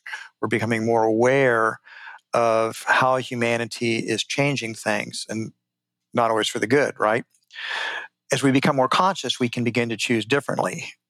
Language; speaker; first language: English; native; English